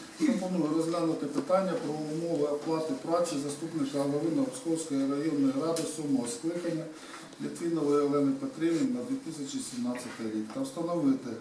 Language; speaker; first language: Ukrainian; native; Ukrainian